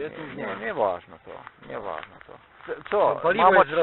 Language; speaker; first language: Polish; non-native, learner; Slovenian